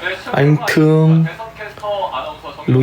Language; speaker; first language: Vietnamese; non-native, learner; Korean